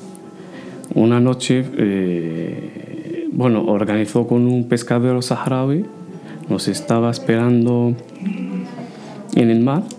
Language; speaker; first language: Spanish; non-native, fluent; Arabic